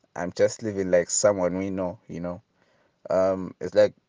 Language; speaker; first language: English; non-native, local second language; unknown